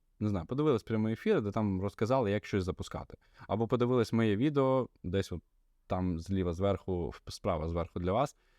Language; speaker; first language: Ukrainian; non-native, local second language; Russian